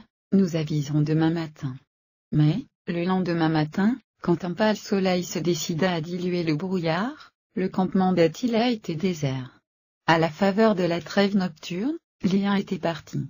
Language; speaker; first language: French; native; French